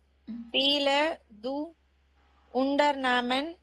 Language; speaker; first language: German; non-native, learner; Tamil